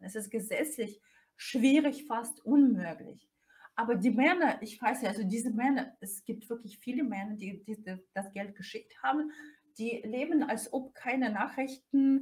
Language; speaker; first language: German; non-native, fluent; Russian